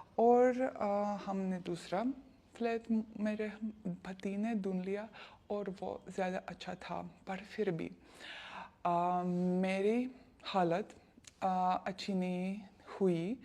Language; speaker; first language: Hindi; non-native, fluent; Russian